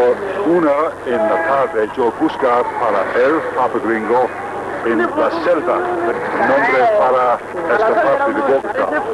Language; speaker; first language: Spanish; non-native, learner; English